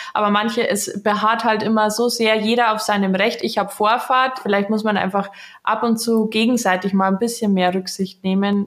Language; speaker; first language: German; native; German